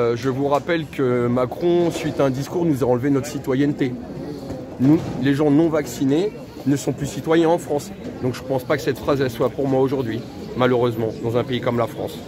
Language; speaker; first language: French; native; French